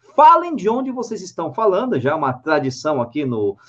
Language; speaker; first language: Portuguese; native; Portuguese